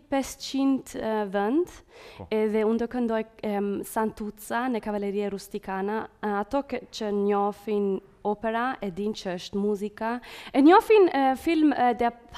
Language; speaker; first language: Albanian; early bilingual, heritage; Spanish